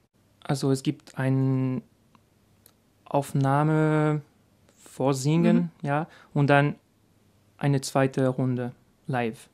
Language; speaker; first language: German; non-native, learner; French